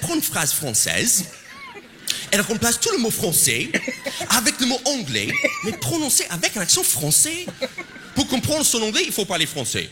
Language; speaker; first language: French; non-native, fluent; English